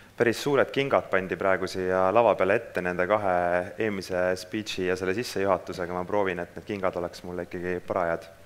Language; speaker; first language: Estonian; native; Estonian